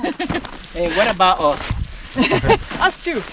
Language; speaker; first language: English; non-native, fluent; Spanish